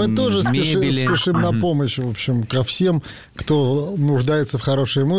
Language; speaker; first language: Russian; native; Russian